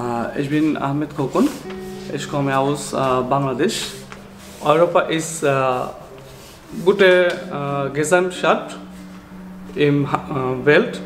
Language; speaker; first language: German; non-native, learner; Bangla